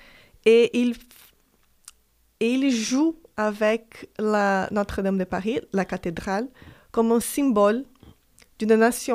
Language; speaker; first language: French; non-native, fluent; Portuguese